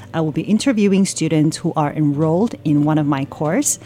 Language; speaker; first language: English; early bilingual, other home language; Chinese